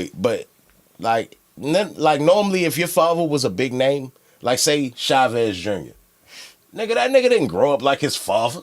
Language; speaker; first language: English; native; English